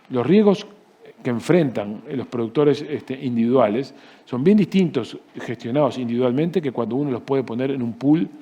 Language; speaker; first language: Spanish; native; Spanish